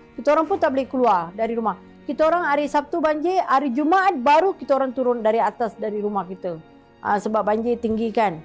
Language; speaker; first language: Malay; early bilingual, other home language; Tamil